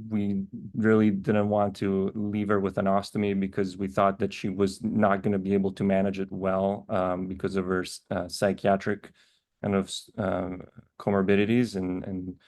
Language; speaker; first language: English; native; English